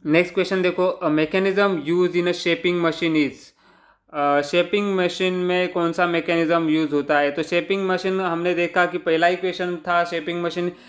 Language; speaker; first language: Hindi; non-native, local second language; Marathi